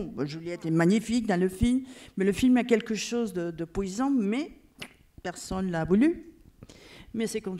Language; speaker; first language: French; non-native, fluent; Catalan